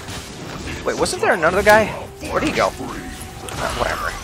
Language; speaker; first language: English; native; English